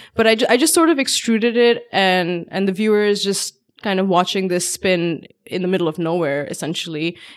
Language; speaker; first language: English; non-native, local second language; Urdu